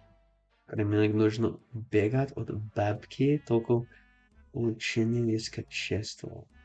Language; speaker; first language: Russian; non-native, learner; English